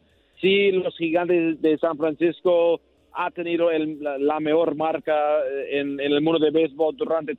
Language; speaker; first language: Spanish; non-native, learner; English